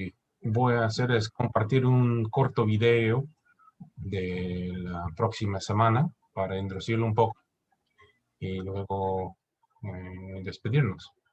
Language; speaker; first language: Spanish; non-native, fluent; English